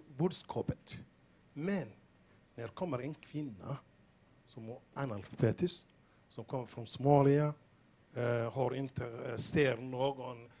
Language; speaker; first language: Swedish; non-native, learner; Somali